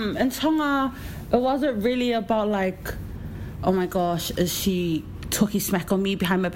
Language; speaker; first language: English; native; English